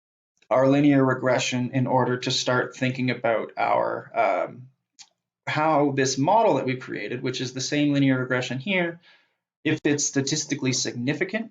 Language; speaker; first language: English; native; English